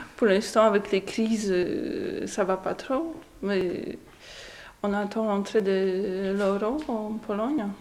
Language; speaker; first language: French; non-native, learner; Polish